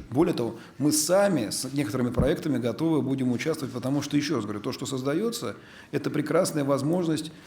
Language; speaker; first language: Russian; native; Russian